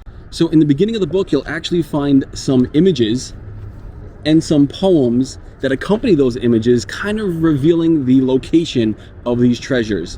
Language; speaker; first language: English; native; English